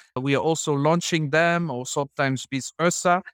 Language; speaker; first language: English; non-native, fluent; Dutch